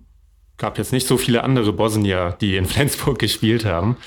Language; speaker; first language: German; native; German